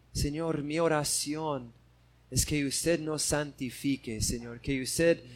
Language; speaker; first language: Spanish; non-native, fluent; English